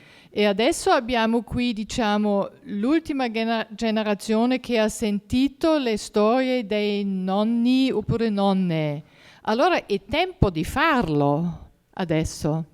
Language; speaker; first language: Italian; non-native, fluent; German